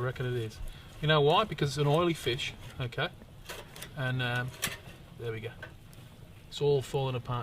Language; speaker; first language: English; native; English